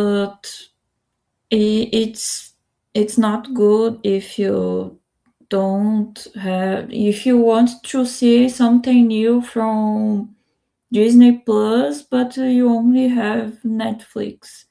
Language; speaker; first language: English; non-native, learner; Spanish